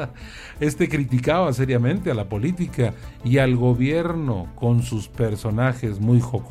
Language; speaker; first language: Spanish; native; Spanish